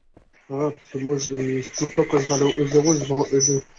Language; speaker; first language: French; native; French